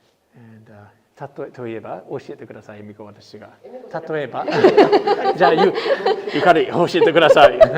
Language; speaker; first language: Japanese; non-native, learner; English